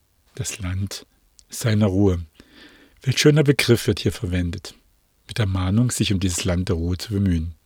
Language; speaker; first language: German; native; German